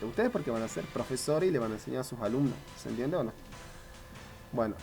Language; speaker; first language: Spanish; native; Spanish